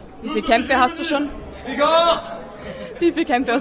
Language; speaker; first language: German; native; German